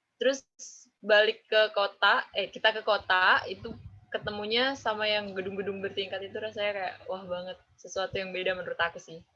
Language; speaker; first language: Indonesian; non-native, local second language; Javanese